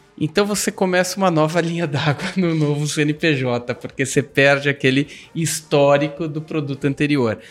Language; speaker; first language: Portuguese; native; Portuguese